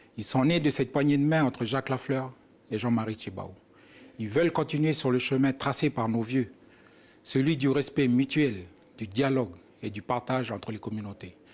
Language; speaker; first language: French; native; French